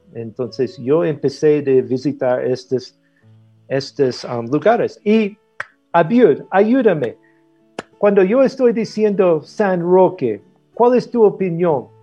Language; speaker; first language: Spanish; non-native, fluent; English